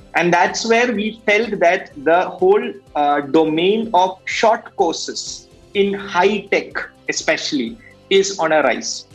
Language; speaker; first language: English; non-native, local second language; Malayalam